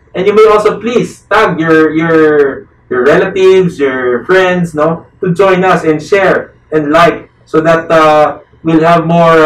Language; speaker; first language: English; non-native, local second language; Filipino